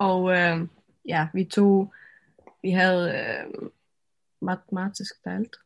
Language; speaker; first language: Danish; non-native, local second language; Faroese